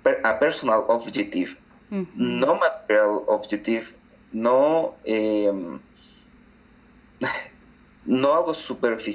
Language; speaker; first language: English; non-native, learner; Spanish